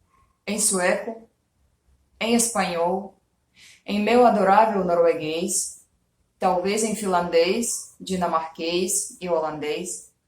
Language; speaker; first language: Portuguese; non-native, fluent; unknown